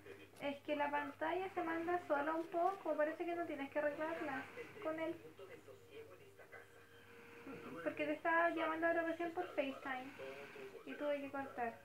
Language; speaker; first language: Spanish; native; Spanish